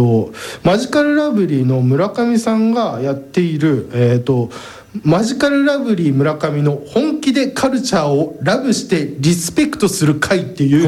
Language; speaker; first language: Japanese; native; Japanese